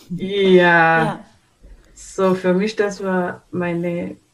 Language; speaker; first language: German; non-native, learner; Swahili